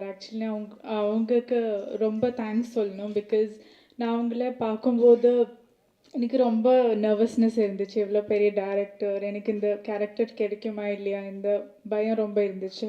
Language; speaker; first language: Tamil; non-native, learner; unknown